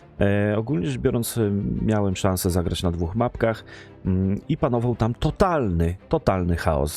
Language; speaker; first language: Polish; native; Polish